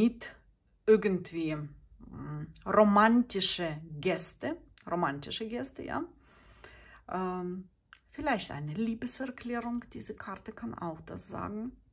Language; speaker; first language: German; non-native, fluent; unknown